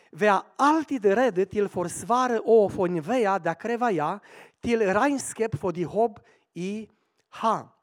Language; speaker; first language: Swedish; non-native, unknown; Romanian